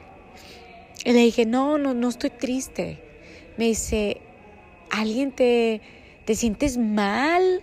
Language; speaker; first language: Spanish; native; Spanish